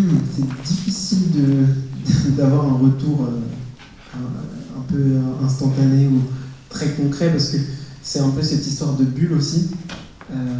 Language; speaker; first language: French; native; French